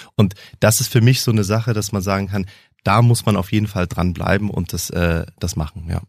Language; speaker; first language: German; early bilingual, heritage; German